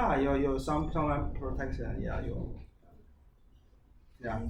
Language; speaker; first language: English; non-native, learner; Chinese